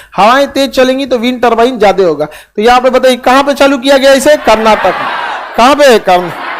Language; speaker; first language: Hindi; native; Hindi